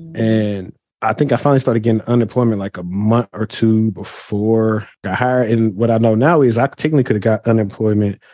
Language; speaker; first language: English; native; English